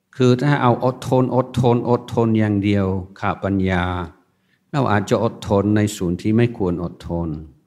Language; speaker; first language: Thai; non-native, fluent; English